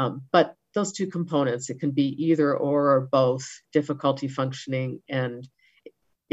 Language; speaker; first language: English; native; English